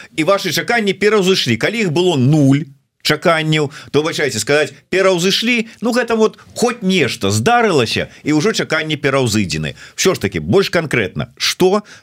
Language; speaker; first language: Belarusian; non-native, local second language; Russian